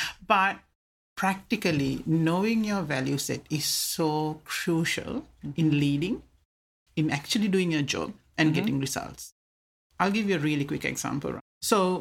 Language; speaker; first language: English; non-native, local second language; Sinhala